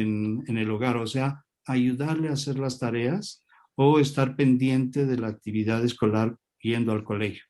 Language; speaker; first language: Spanish; native; Spanish